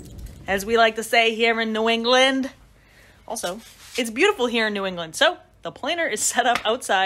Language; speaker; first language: English; native; English